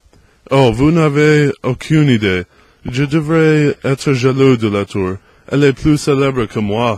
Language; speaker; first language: French; non-native, learner; English